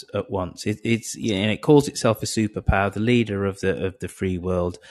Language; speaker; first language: English; native; English